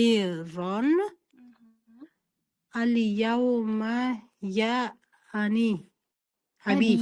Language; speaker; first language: Arabic; non-native, learner; Uzbek